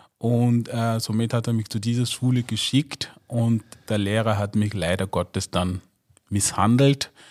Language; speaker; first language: German; non-native, fluent; Mossi